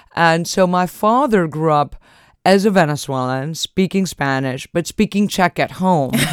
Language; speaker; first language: English; early bilingual, other home language; Spanish